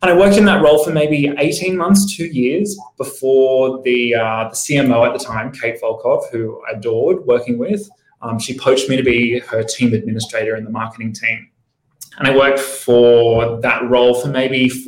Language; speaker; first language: English; native; English